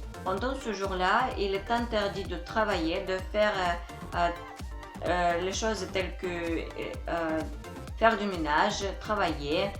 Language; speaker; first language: French; non-native, fluent; Russian